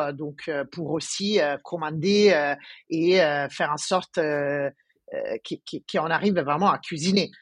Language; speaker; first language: French; non-native, fluent; Italian